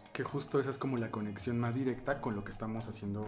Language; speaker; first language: Spanish; native; Spanish